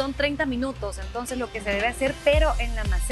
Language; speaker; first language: Spanish; native; Spanish